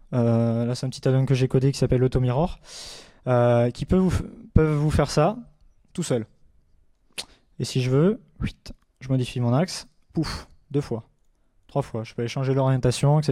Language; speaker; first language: French; native; French